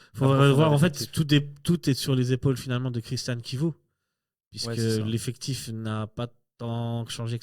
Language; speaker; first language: French; native; French